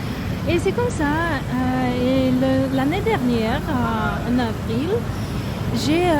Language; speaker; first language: French; non-native, learner; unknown